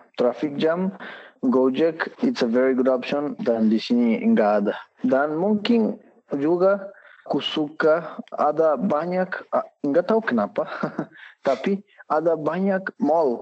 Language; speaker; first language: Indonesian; non-native, learner; Spanish